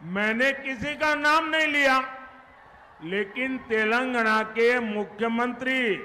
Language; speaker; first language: Hindi; non-native, local second language; Gujarati